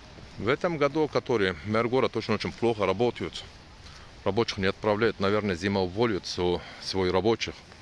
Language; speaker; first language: Russian; non-native, learner; Turkish